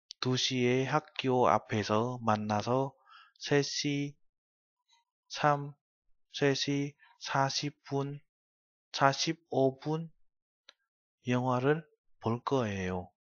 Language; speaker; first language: Korean; non-native, learner; Vietnamese